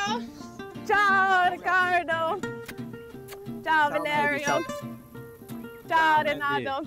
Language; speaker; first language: Italian; non-native, learner; English